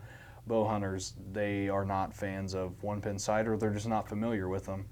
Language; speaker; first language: English; native; English